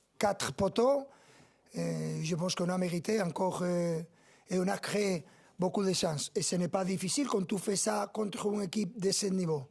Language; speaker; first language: French; non-native, fluent; Spanish